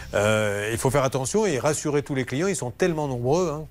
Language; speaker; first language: French; native; French